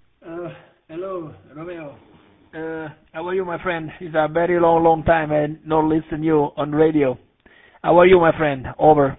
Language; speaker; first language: English; non-native, learner; Italian